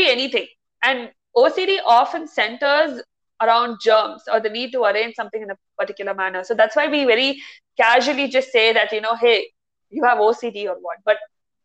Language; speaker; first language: English; non-native, local second language; Tamil